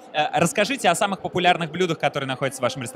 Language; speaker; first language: Russian; native; Russian